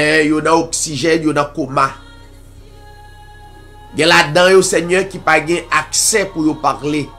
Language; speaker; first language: French; non-native, local second language; Haitian Creole